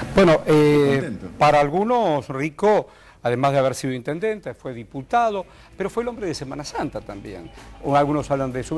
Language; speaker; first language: Spanish; native; Spanish